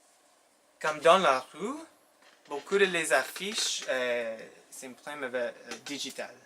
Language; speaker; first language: French; non-native, local second language; English